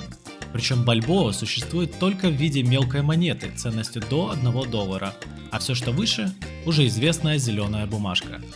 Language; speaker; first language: Russian; native; Russian